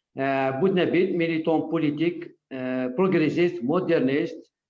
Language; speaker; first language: French; non-native, local second language; Arabic